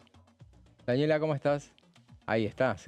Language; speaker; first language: Spanish; native; Spanish